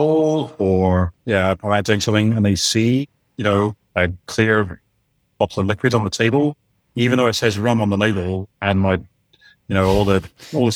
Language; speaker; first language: English; native; English